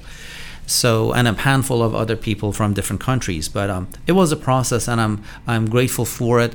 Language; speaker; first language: English; non-native, fluent; Persian